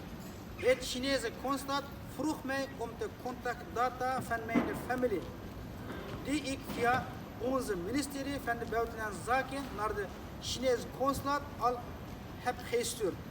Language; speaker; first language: Dutch; non-native, fluent; Uyghur